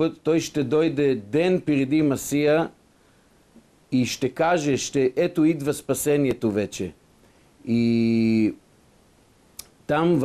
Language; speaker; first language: Bulgarian; non-native, fluent; Hebrew